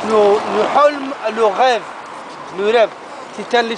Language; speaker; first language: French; non-native, learner; Arabic